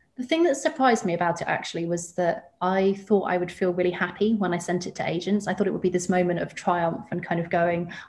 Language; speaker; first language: English; native; English